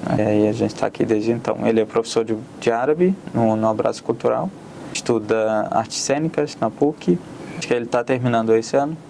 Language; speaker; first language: Portuguese; non-native, fluent; Arabic